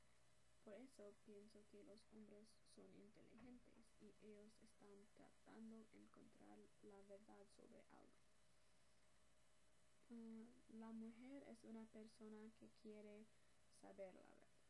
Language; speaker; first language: Spanish; non-native, learner; English